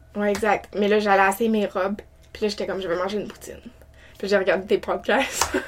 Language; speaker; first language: French; native; French